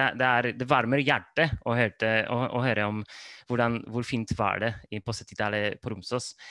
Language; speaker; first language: Norwegian; non-native, fluent; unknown